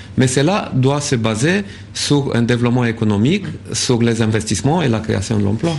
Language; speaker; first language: French; non-native, fluent; Romanian